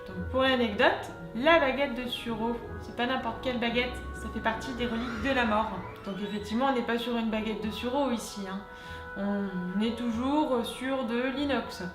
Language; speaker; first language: French; native; French